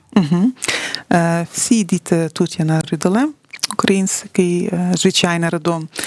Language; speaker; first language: Ukrainian; non-native, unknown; Dutch